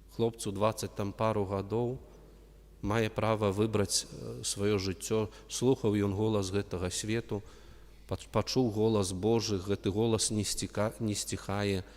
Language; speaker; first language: Belarusian; non-native, local second language; Russian